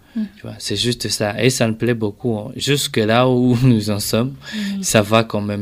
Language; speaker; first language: French; non-native, local second language; Rundi